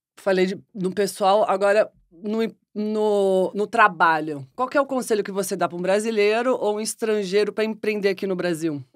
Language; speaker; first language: Portuguese; native; Portuguese